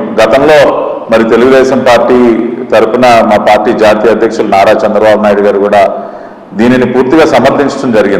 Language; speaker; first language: Telugu; native; Telugu